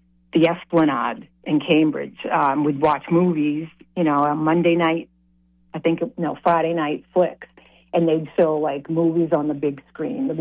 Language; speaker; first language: English; native; English